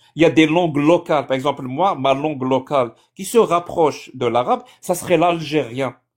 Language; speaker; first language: French; native; French